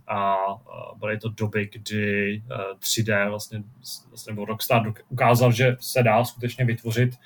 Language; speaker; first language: Czech; native; Czech